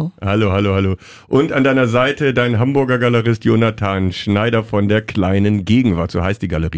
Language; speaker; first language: German; native; German